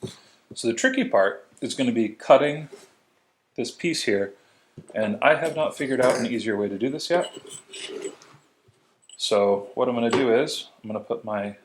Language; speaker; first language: English; native; English